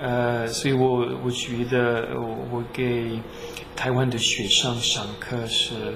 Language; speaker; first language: Chinese; non-native, fluent; French